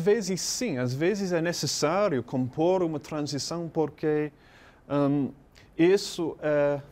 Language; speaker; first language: Portuguese; non-native, learner; English